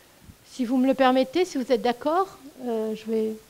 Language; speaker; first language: French; native; French